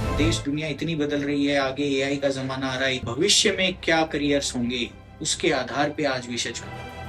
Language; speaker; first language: Hindi; native; Hindi